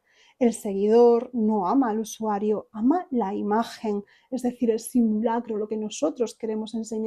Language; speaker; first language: Spanish; native; Spanish